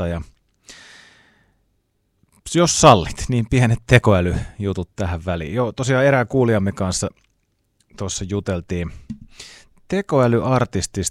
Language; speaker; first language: Finnish; native; Finnish